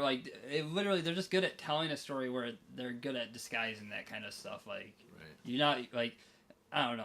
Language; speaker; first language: English; native; English